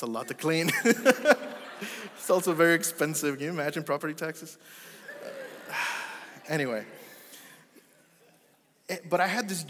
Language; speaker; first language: English; early bilingual, other home language; Spanish